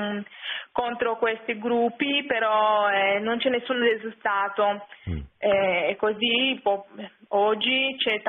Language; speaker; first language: Italian; non-native, fluent; French